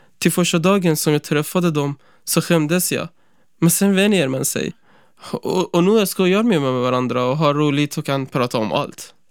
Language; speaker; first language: Swedish; non-native, fluent; Persian